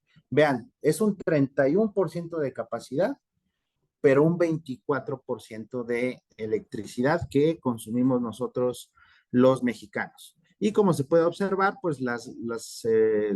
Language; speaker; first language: Spanish; native; Spanish